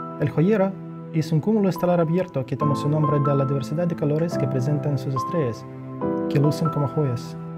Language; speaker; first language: Spanish; non-native, fluent; Russian